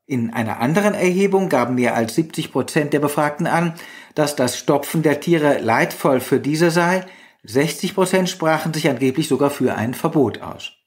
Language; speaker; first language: German; native; German